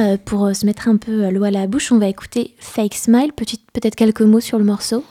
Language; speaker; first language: French; native; French